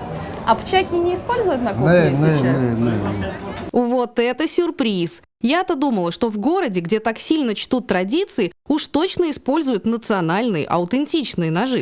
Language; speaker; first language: Russian; native; Russian